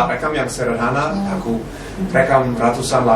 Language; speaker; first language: Indonesian; non-native, fluent; English